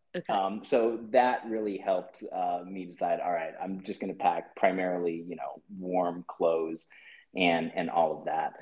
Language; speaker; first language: English; early bilingual, other home language; Filipino